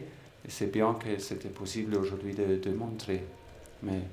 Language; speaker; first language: French; non-native, fluent; German